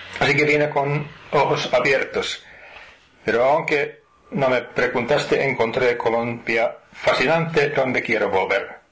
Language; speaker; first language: Spanish; non-native, fluent; Finnish